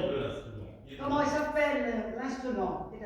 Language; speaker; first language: French; non-native, fluent; Vietnamese